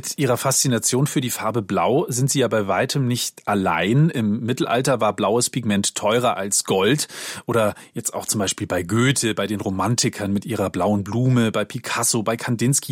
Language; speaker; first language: German; native; German